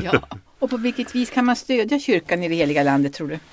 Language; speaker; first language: Swedish; native; Swedish